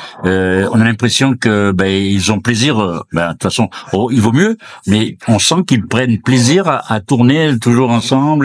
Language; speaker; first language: French; native; French